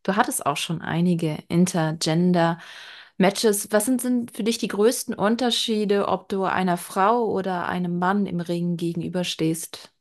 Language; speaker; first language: German; native; German